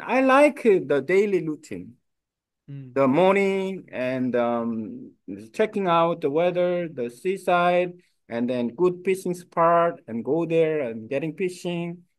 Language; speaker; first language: English; non-native, learner; Korean